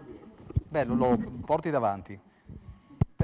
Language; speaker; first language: Italian; native; Italian